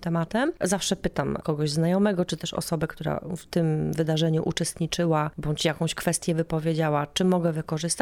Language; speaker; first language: Polish; native; Polish